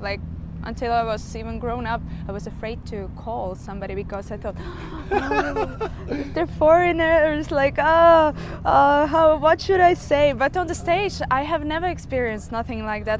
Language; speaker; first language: English; non-native, fluent; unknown